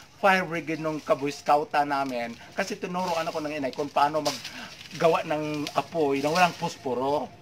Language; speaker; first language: Filipino; non-native, local second language; Cebuano